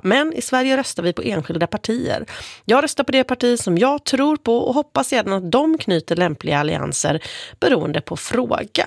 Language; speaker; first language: Swedish; native; Swedish